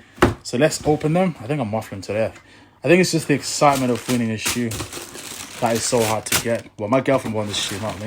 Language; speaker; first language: English; native; English